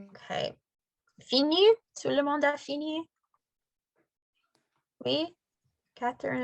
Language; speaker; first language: French; non-native, fluent; English